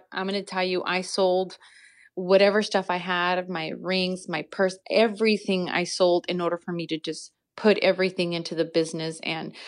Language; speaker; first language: English; native; English